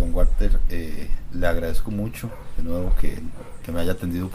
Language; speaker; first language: Spanish; native; Spanish